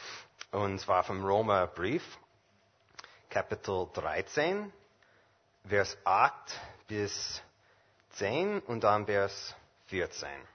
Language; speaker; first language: German; non-native, fluent; English